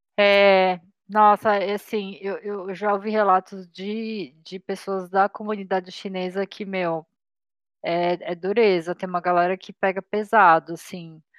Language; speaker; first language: Portuguese; native; Portuguese